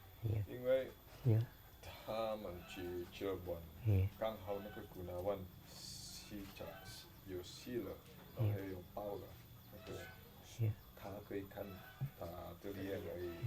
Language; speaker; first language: Chinese; non-native, learner; Indonesian